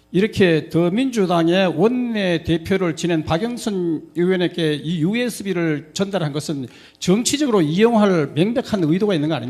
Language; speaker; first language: Korean; native; Korean